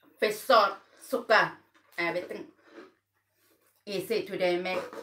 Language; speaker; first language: English; non-native, learner; Thai